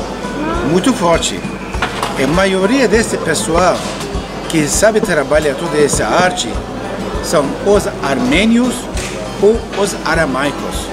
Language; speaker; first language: Portuguese; non-native, learner; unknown